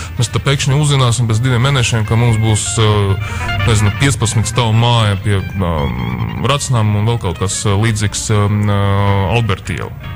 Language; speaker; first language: Latvian; non-native, local second language; Russian